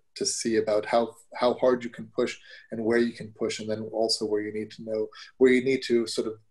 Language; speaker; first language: English; early bilingual, other home language; German